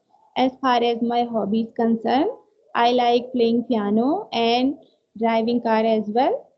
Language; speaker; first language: English; non-native, learner; Hindi